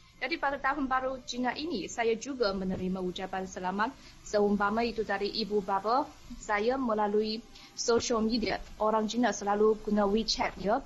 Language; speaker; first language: Malay; non-native, fluent; Chinese